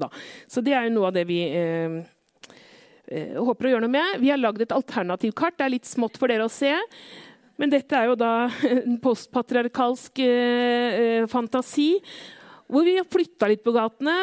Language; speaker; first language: Norwegian; native; Norwegian